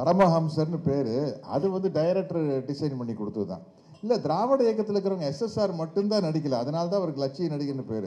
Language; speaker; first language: Tamil; native; Tamil